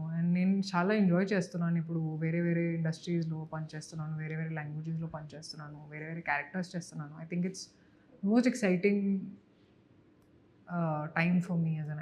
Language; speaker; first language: Telugu; non-native, fluent; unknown